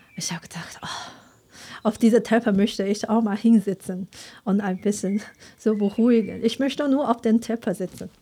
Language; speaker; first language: German; non-native, fluent; Chinese